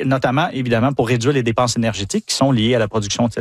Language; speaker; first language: French; native; French